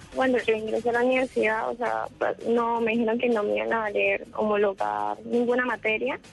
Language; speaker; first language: Spanish; native; Spanish